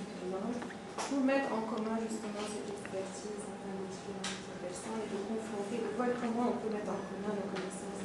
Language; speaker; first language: French; non-native, local second language; Arabic